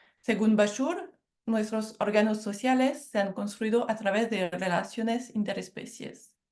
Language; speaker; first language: Spanish; non-native, fluent; French